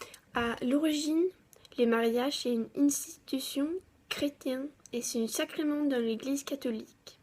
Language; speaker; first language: French; non-native, learner; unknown